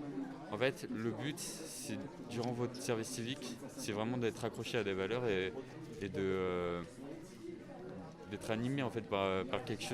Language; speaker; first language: French; native; French